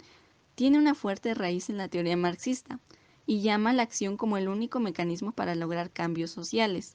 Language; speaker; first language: Spanish; native; Spanish